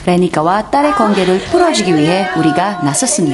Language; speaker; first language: Korean; native; Korean